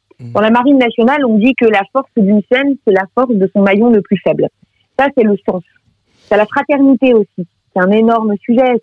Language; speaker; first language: French; native; French